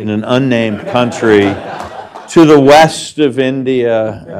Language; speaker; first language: English; native; English